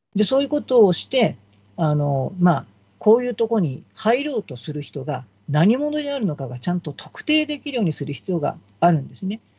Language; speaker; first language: Japanese; native; Japanese